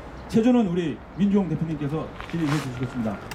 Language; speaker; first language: Korean; native; Korean